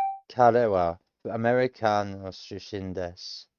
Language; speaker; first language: Japanese; non-native, learner; English